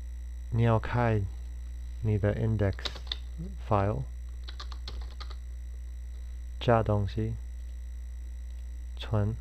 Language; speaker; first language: Chinese; non-native, fluent; English